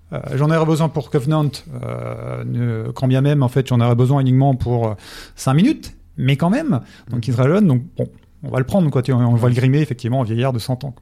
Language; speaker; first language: French; native; French